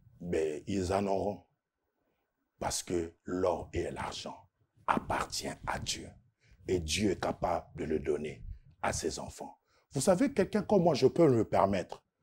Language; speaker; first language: French; non-native, local second language; Lingala